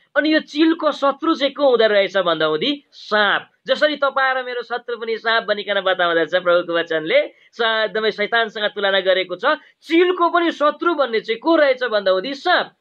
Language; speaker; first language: Nepali; native; Nepali